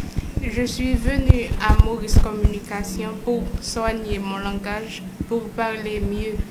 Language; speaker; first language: French; non-native, local second language; Haitian Creole